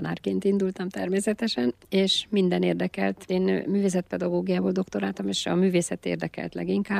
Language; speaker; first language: Hungarian; native; Hungarian